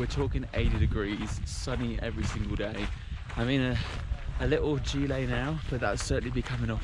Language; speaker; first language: English; native; English